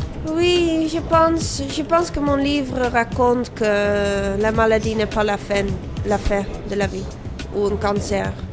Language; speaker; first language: French; non-native, fluent; Dutch